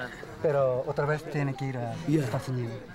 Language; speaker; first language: Spanish; non-native, learner; Japanese